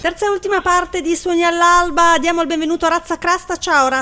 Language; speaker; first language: Italian; native; Italian